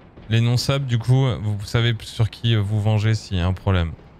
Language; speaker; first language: French; native; French